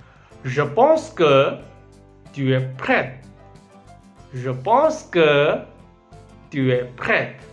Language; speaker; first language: French; non-native, fluent; Hindi